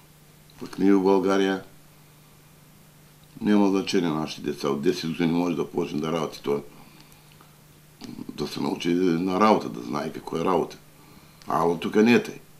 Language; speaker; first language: Bulgarian; non-native, local second language; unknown